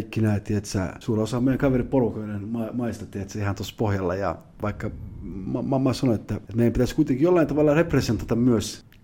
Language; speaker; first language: Finnish; early bilingual, other home language; Somali